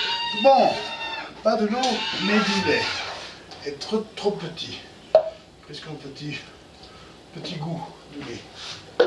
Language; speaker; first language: French; non-native, fluent; Spanish